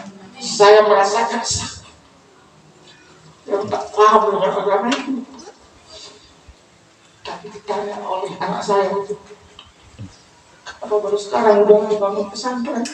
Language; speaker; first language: Indonesian; non-native, local second language; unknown